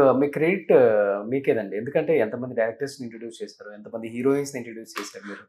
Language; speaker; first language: Telugu; native; Telugu